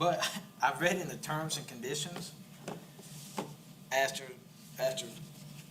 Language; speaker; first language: English; native; English